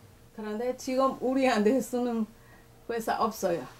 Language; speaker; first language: Korean; non-native, learner; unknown